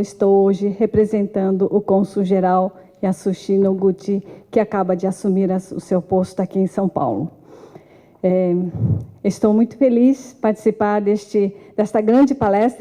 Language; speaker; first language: Portuguese; non-native, fluent; Japanese